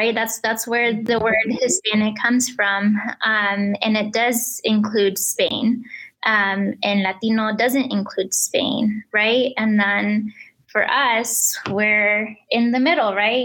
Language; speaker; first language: English; early bilingual, other home language; Spanish